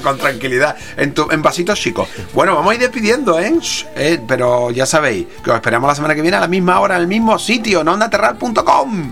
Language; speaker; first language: Spanish; native; Spanish